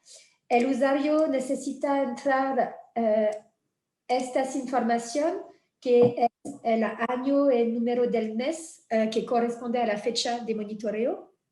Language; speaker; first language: Spanish; non-native, fluent; French